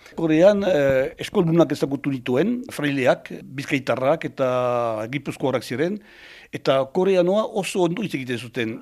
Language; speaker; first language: Basque; non-native, local second language; French